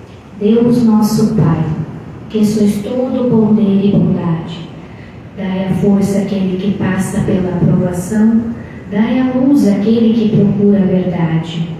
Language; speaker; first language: Portuguese; native; Portuguese